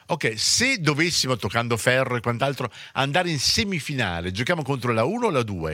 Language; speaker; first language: Italian; native; Italian